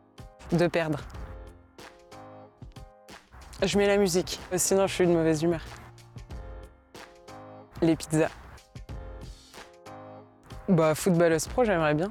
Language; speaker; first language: French; native; French